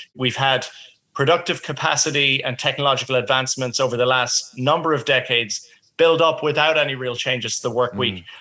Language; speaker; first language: English; native; English